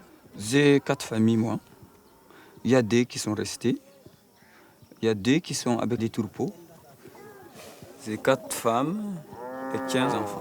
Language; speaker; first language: French; non-native, local second language; Fula